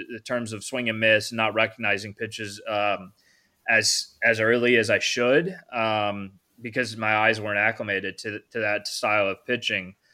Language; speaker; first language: English; native; English